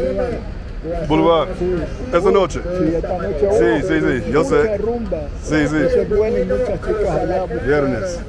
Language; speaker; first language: Spanish; non-native, learner; English